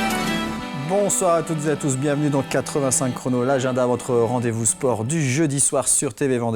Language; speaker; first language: French; native; French